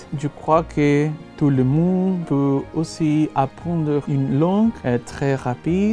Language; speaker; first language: French; non-native, learner; Spanish